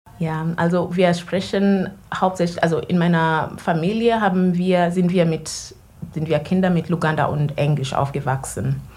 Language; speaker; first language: German; non-native, fluent; Ganda